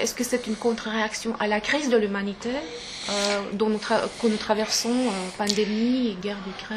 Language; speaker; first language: French; non-native, fluent; Romanian